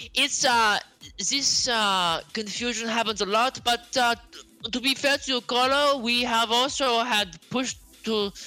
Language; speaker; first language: English; native; English